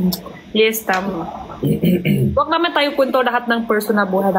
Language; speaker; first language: Filipino; non-native, learner; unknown